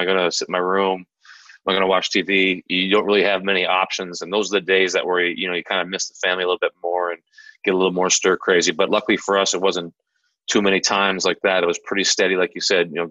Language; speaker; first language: English; native; English